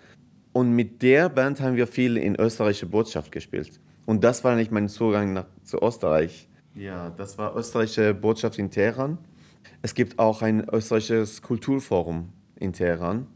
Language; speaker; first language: German; non-native, fluent; Persian